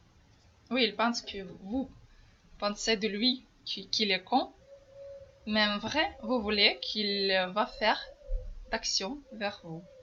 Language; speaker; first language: French; non-native, fluent; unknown